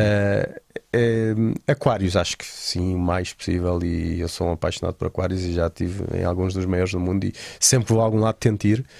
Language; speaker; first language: Portuguese; native; Portuguese